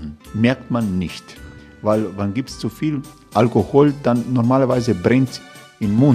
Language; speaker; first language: German; non-native, learner; Croatian